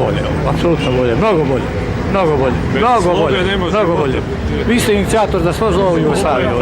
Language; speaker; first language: Croatian; native; Croatian